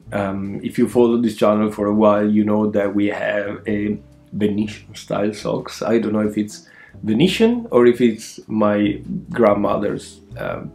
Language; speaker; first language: English; non-native, fluent; Italian